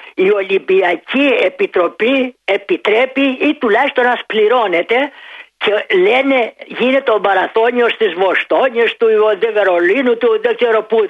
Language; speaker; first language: Greek; native; Greek